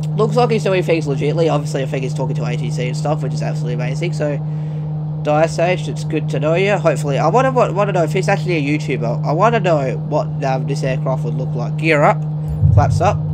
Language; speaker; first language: English; native; English